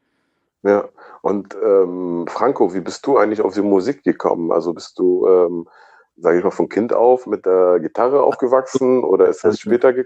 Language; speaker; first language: German; native; German